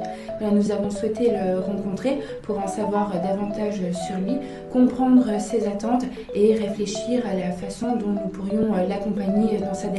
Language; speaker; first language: French; native; French